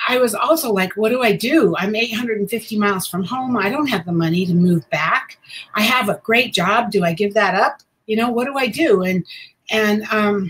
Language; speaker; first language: English; native; English